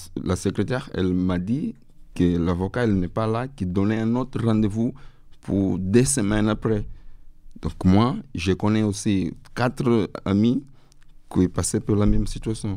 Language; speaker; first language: French; non-native, learner; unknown